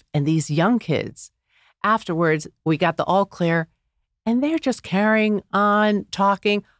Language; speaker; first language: English; native; English